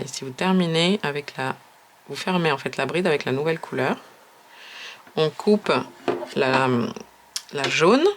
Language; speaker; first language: French; native; French